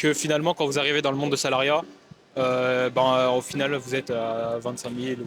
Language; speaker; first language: French; native; French